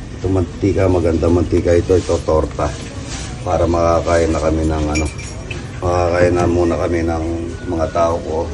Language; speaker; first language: Filipino; non-native, local second language; Pampanga